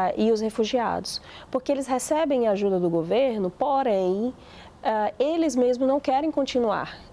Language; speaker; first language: Portuguese; native; Portuguese